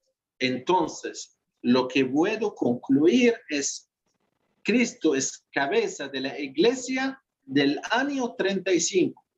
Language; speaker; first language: Spanish; non-native, fluent; Arabic